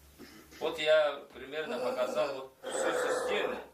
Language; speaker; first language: Russian; non-native, local second language; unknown